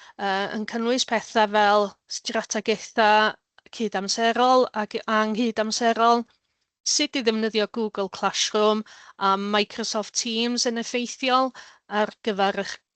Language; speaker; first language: Welsh; native; Welsh